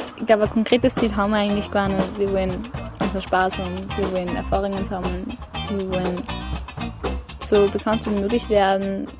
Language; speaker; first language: German; native; German